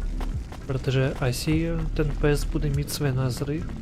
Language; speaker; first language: Czech; non-native, learner; Ukrainian